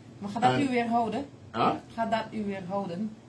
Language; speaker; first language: Dutch; native; Dutch